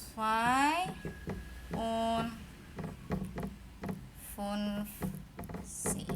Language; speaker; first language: German; non-native, learner; Indonesian